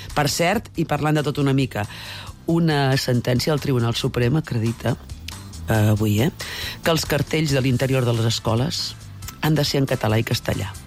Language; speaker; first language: Catalan; native; Catalan